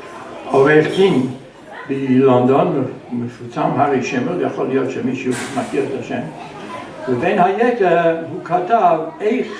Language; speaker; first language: Hebrew; non-native, fluent; German